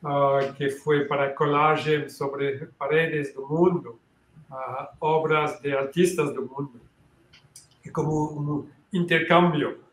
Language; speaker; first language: Portuguese; non-native, learner; French